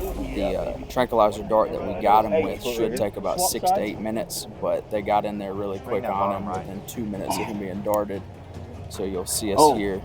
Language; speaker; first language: English; native; English